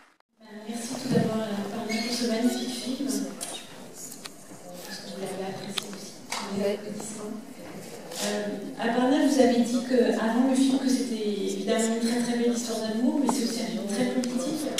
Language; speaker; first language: French; native; French